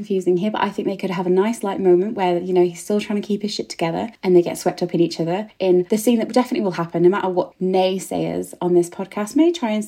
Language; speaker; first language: English; native; English